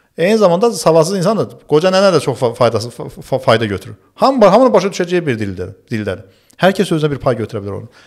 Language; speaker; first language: Azerbaijani; early bilingual, other home language; Turkish